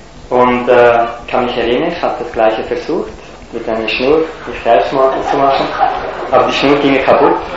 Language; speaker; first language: German; non-native, fluent; Italian